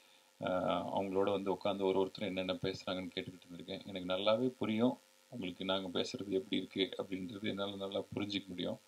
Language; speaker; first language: Tamil; native; Tamil